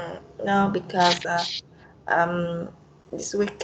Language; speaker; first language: English; non-native, learner; Vietnamese